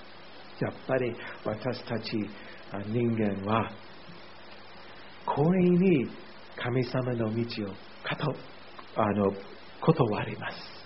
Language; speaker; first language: Japanese; non-native, fluent; English